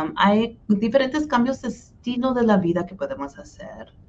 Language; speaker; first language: Spanish; early bilingual, heritage; Spanish